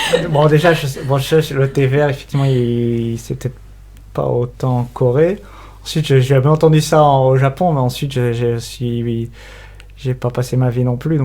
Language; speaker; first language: French; native; French